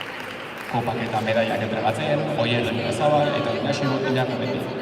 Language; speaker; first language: Basque; native; Basque